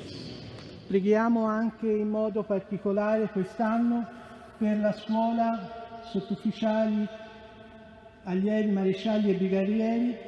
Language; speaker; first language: Italian; native; Italian